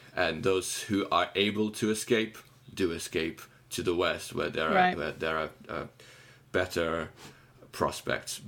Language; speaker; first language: English; non-native, fluent; Ukrainian